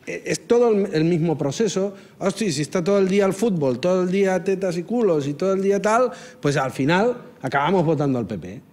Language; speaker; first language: Spanish; non-native, local second language; Catalan